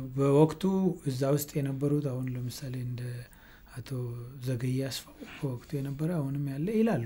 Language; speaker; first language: Amharic; non-native, local second language; Oromo